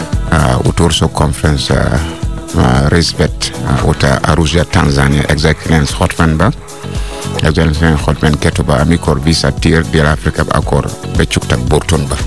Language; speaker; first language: Hungarian; non-native, fluent; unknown